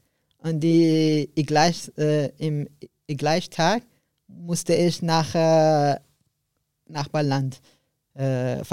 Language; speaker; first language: German; non-native, learner; Arabic